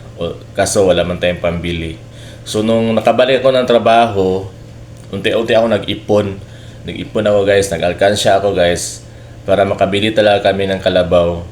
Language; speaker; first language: Filipino; non-native, local second language; Cebuano